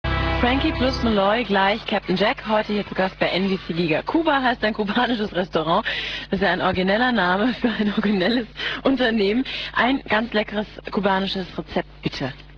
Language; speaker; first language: German; native; German